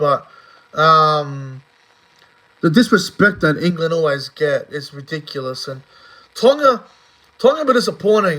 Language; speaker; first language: English; native; English